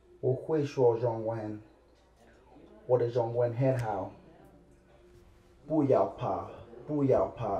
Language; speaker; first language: Chinese; non-native, learner; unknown